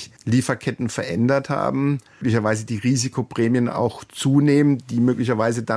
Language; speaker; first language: German; native; German